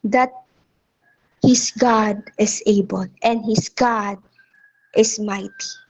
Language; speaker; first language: English; non-native, local second language; Filipino